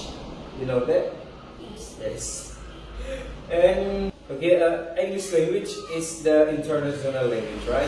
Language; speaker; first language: English; non-native, learner; Indonesian